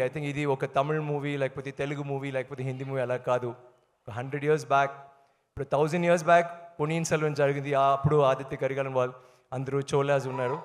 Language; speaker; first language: Telugu; non-native, learner; Tamil